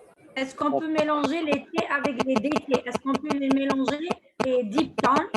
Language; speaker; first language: French; non-native, local second language; Arabic